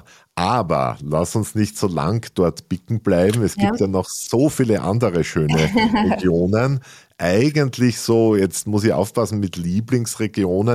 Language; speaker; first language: German; native; German